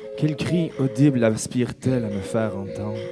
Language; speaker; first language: French; native; French